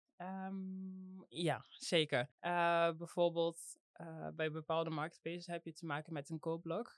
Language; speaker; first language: Dutch; non-native, fluent; French